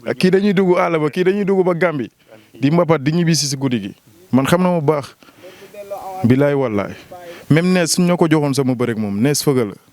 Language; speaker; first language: Wolof; non-native, local second language; Jola-Fonyi